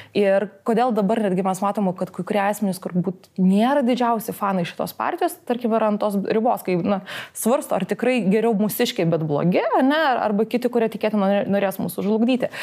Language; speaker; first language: Lithuanian; non-native, local second language; Polish